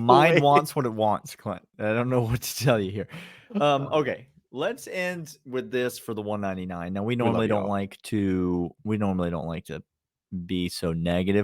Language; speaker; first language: English; native; English